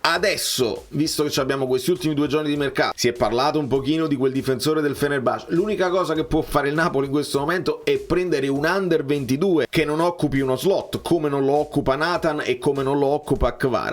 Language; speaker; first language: Italian; native; Italian